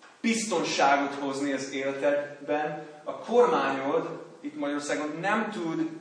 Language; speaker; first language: Hungarian; non-native, learner; English